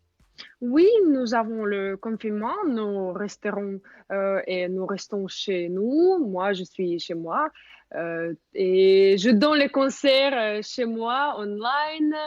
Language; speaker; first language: French; non-native, fluent; Russian